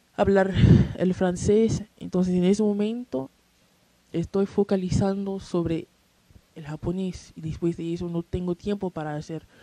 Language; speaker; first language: Spanish; non-native, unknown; English